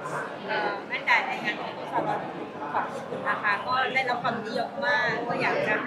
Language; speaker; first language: Japanese; non-native, fluent; Thai